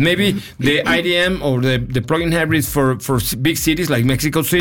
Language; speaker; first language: English; non-native, learner; Spanish